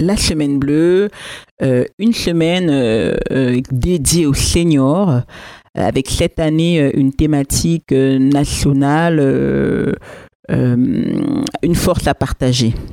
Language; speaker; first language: French; native; French